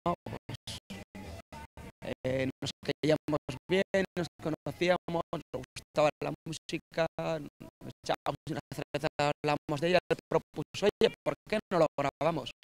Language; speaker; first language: Spanish; native; Spanish